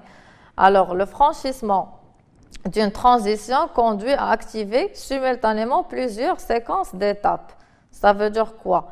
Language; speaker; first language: French; non-native, local second language; Arabic